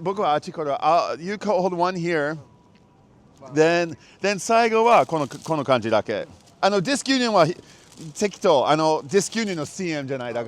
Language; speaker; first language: Japanese; non-native, learner; English